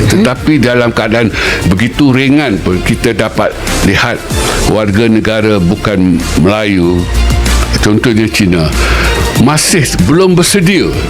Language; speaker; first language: Malay; native; Malay